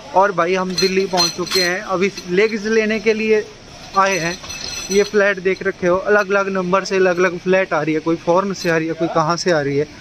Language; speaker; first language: Hindi; non-native, local second language; Punjabi